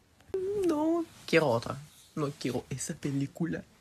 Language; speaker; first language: Spanish; native; Spanish